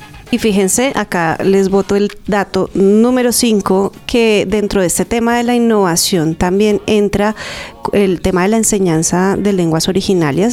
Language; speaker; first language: Spanish; native; Spanish